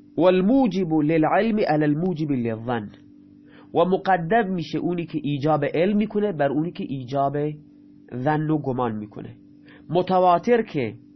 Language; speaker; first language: Persian; non-native, local second language; Baluchi